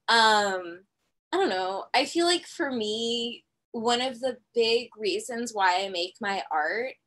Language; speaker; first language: English; native; English